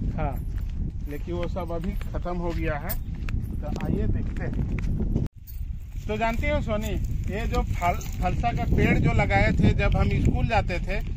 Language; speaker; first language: Hindi; native; Hindi